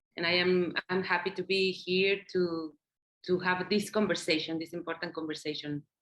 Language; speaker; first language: English; non-native, learner; Spanish